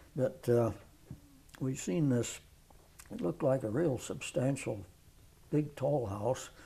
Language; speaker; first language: English; native; English